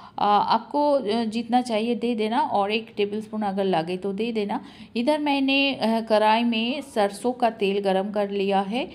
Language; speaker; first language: Hindi; non-native, local second language; Bangla